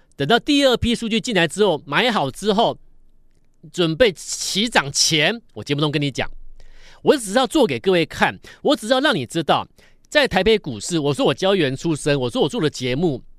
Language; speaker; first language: Chinese; native; Chinese